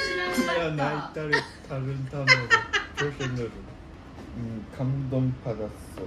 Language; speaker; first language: Korean; non-native, learner; Japanese